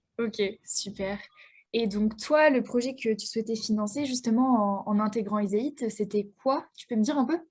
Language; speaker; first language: French; native; French